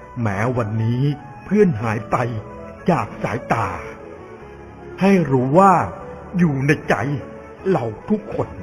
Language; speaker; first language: Thai; native; Thai